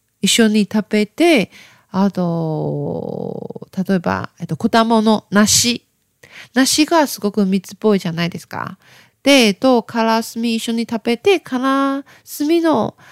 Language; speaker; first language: Japanese; non-native, learner; Chinese